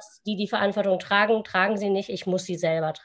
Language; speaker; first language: German; native; German